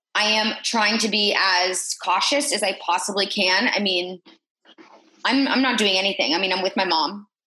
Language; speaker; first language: English; native; English